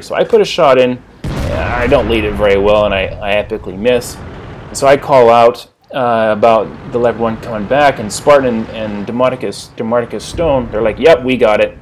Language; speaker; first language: English; native; English